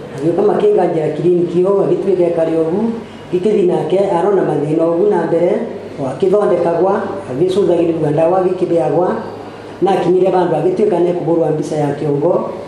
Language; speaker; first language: Kikuyu; non-native, local second language; Embu